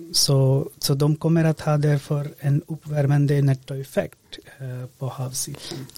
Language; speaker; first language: Swedish; non-native, fluent; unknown